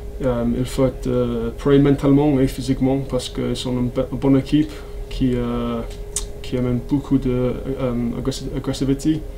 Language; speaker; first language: French; non-native, fluent; English